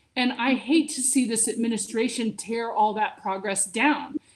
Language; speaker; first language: English; native; English